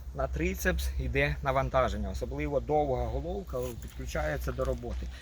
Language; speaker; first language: Ukrainian; non-native, local second language; Russian